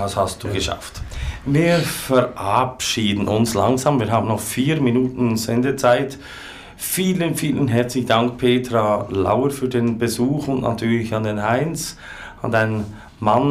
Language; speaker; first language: German; native; German